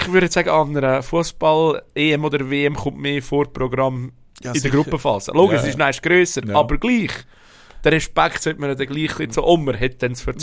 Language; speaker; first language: German; native; German